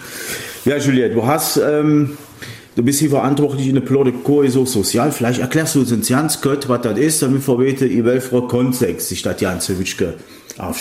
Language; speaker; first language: German; native; German